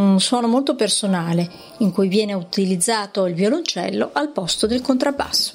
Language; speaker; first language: Italian; native; Italian